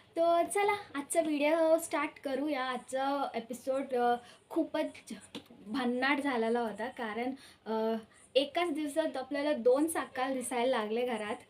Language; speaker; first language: Marathi; early bilingual, heritage; Marathi